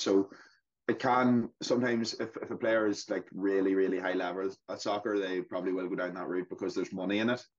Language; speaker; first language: English; native; English